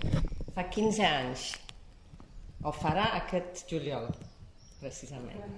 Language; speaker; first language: Catalan; non-native, fluent; Polish